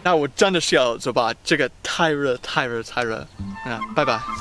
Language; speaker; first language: Chinese; non-native, learner; English